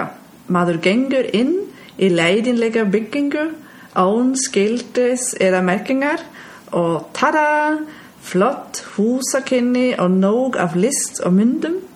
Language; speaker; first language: Icelandic; non-native, learner; German